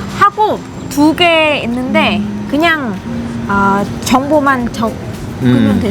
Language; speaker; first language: Korean; non-native, fluent; Vietnamese